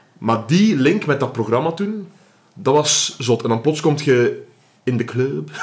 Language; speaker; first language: Dutch; native; Dutch